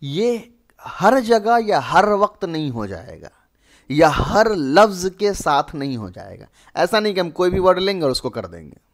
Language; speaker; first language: Hindi; native; Hindi